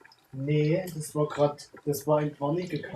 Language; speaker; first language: German; native; German